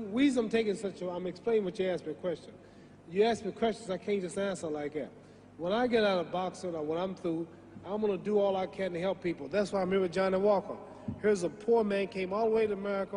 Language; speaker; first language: English; native; English